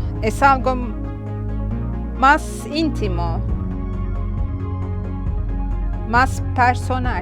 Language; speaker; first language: Spanish; non-native, fluent; Turkish